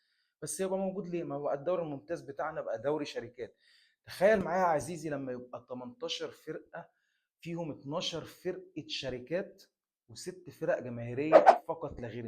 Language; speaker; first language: Arabic; native; Arabic